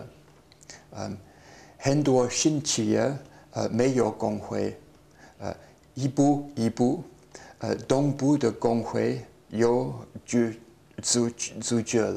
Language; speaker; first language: Chinese; non-native, learner; English